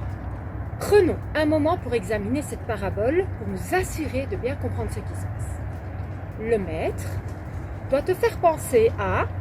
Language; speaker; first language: French; native; French